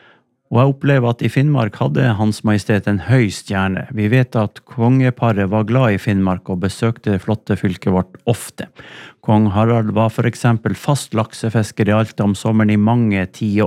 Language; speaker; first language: Norwegian; native; Norwegian